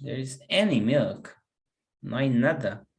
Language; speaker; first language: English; non-native, fluent; Spanish